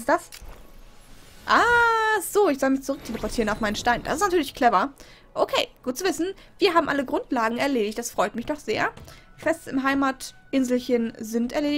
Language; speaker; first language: German; native; German